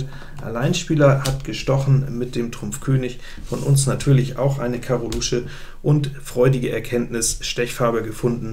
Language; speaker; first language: German; native; German